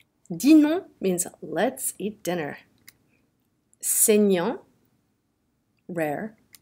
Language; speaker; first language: English; native; English